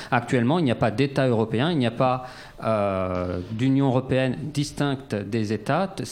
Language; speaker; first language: French; native; French